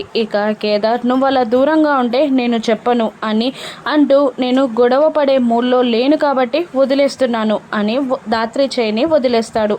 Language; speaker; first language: Telugu; native; Telugu